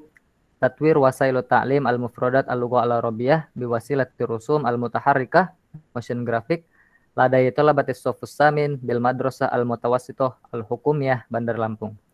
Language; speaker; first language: Arabic; non-native, learner; Indonesian